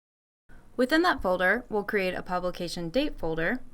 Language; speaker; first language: English; native; English